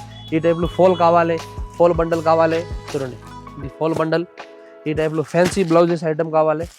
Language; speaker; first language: Telugu; non-native, local second language; Urdu